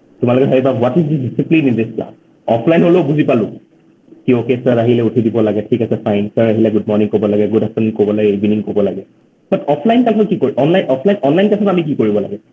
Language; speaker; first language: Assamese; native; Assamese